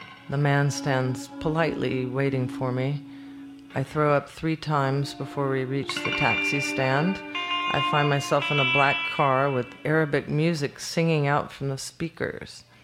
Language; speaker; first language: English; native; English